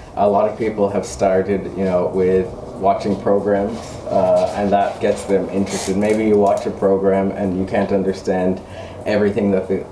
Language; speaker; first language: English; native; English